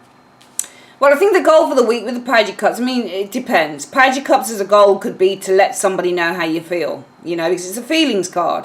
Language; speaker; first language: English; native; English